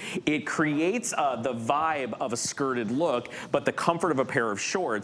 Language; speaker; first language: English; native; English